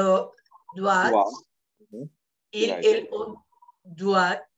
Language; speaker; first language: French; non-native, learner; Spanish